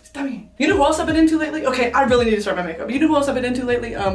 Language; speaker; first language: English; native; English